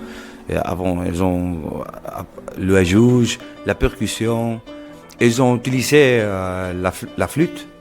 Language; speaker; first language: French; non-native, local second language; Arabic